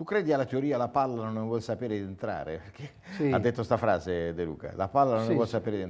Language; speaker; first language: Italian; native; Italian